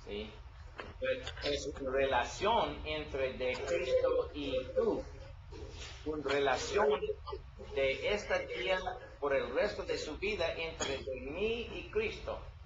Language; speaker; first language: Spanish; non-native, learner; English